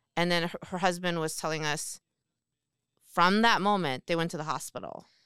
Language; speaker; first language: English; early bilingual, other home language; Korean